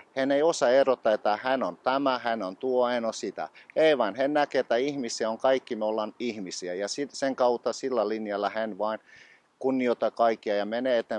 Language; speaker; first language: Finnish; non-native, fluent; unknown